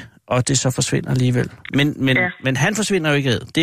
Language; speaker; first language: Danish; native; Danish